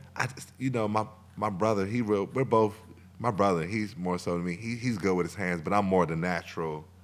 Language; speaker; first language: English; native; English